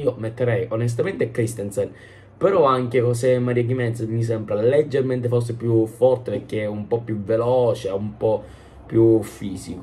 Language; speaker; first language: Italian; native; Italian